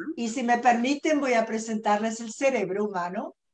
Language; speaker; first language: Spanish; native; Spanish